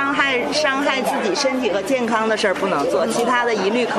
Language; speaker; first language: Chinese; native; Chinese